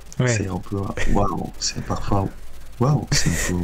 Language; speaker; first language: French; non-native, learner; Korean